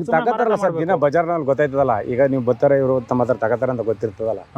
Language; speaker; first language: Kannada; native; Kannada